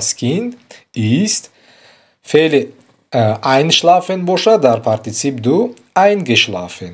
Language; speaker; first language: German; non-native, fluent; Tajik